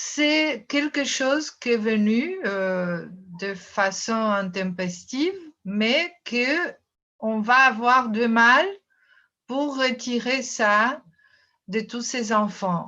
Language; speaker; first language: French; non-native, fluent; Portuguese